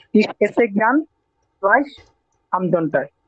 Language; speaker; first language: German; non-native, learner; Bangla